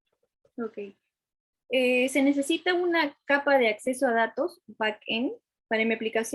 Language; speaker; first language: Spanish; native; Spanish